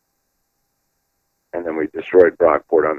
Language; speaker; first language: English; native; English